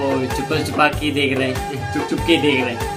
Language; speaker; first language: Hindi; non-native, local second language; Kok Borok